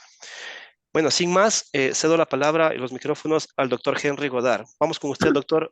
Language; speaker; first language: Spanish; native; Spanish